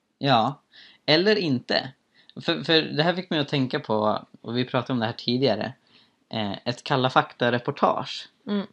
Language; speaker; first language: Swedish; native; Swedish